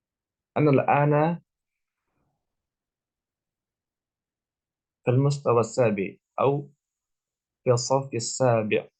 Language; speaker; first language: Arabic; non-native, learner; Indonesian